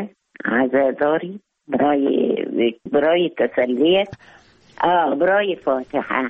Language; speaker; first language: Persian; non-native, fluent; Arabic